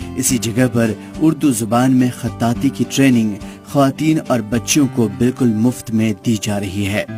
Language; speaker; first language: Urdu; native; Urdu